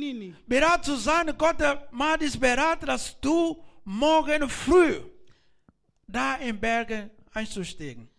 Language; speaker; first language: German; non-native, learner; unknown